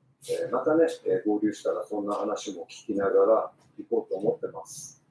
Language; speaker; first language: Japanese; native; Japanese